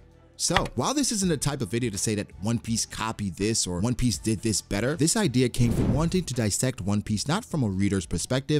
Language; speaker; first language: English; native; English